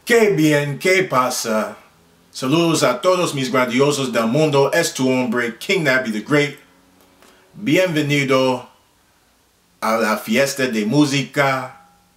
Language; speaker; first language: Spanish; non-native, learner; English